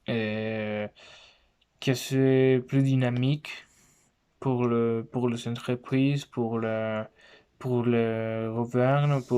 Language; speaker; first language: French; non-native, learner; Spanish